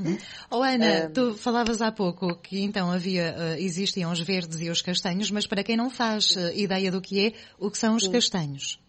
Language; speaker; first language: Portuguese; native; Portuguese